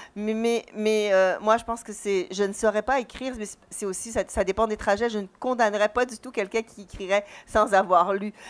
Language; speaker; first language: French; native; French